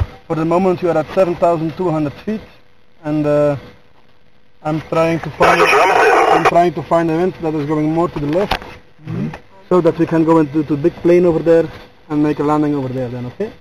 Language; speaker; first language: English; non-native, fluent; Dutch